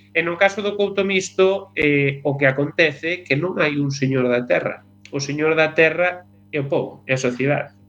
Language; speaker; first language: Galician; native; Galician